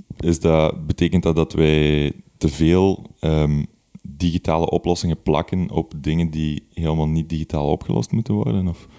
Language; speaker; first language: Dutch; native; Dutch